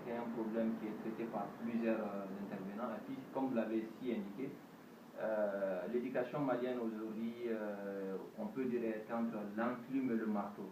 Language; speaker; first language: French; non-native, local second language; Bambara